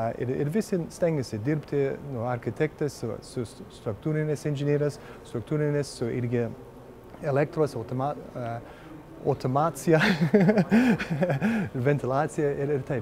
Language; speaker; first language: Lithuanian; early bilingual, heritage; Lithuanian